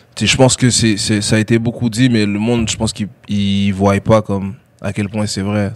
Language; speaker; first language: French; early bilingual, other home language; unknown